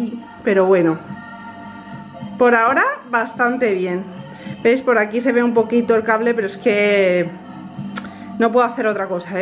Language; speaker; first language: Spanish; native; Spanish